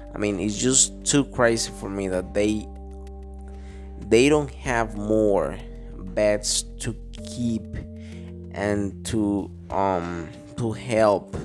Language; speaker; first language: English; non-native, fluent; Spanish